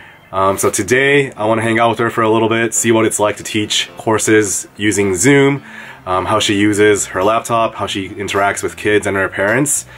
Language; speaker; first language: English; early bilingual, other home language; Japanese